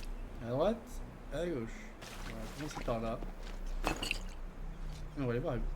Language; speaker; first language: French; native; French